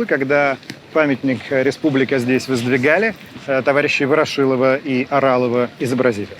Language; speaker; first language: Russian; native; Russian